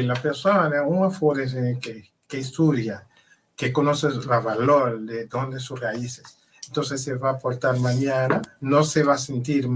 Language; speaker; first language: Spanish; non-native, learner; Haitian Creole